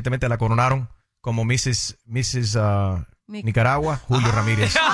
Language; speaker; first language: Spanish; native; Spanish